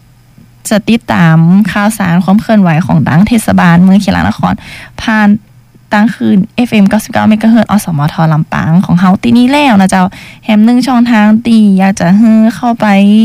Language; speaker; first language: Thai; non-native, local second language; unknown